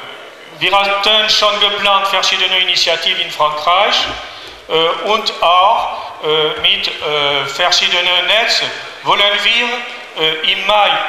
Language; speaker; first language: German; non-native, learner; French